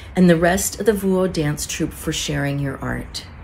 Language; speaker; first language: English; native; English